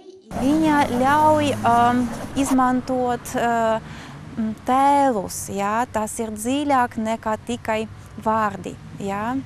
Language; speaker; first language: Latvian; non-native, local second language; Russian